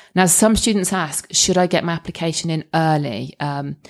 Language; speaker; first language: English; native; English